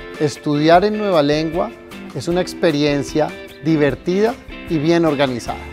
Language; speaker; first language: Spanish; native; Spanish